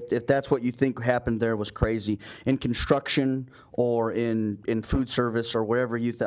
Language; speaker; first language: English; native; English